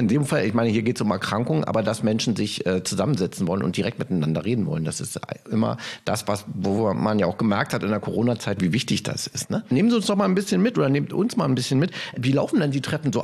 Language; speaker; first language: German; native; German